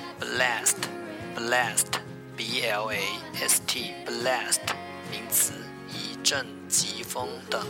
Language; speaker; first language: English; non-native, fluent; Chinese